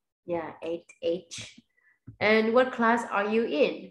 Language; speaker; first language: English; non-native, fluent; Vietnamese